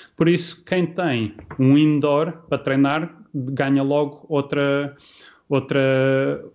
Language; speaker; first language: Portuguese; early bilingual, heritage; Portuguese